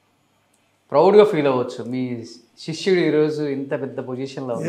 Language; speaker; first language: Telugu; native; Telugu